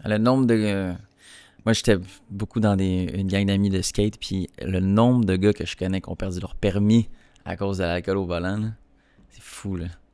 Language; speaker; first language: French; native; French